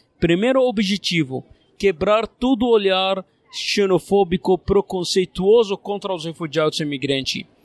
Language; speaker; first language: Portuguese; non-native, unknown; Arabic